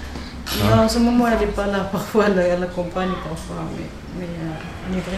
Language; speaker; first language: French; non-native, learner; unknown